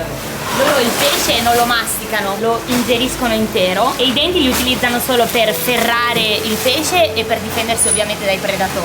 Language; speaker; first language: Italian; native; Italian